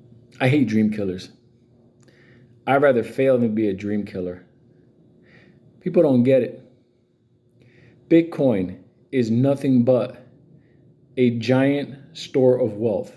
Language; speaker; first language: English; native; English